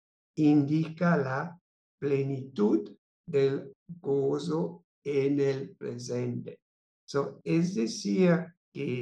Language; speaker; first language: Spanish; non-native, fluent; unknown